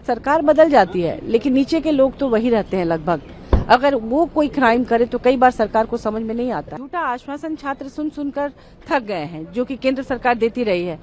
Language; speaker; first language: Hindi; native; Hindi